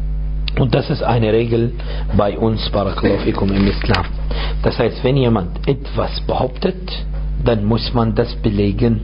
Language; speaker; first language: German; non-native, fluent; Arabic